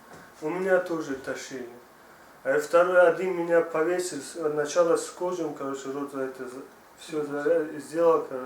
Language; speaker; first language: Russian; non-native, learner; Tajik